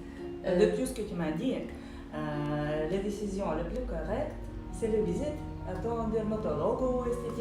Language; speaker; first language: French; non-native, fluent; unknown